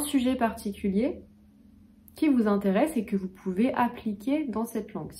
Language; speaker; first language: French; native; French